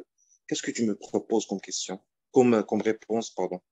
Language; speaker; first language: French; non-native, fluent; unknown